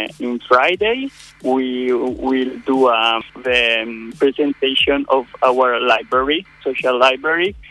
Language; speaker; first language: English; non-native, learner; Italian